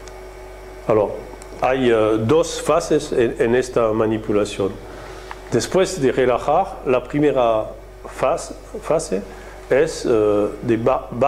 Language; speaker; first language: Spanish; non-native, fluent; French